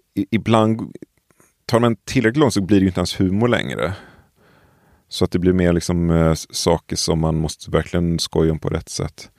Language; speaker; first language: Swedish; native; Swedish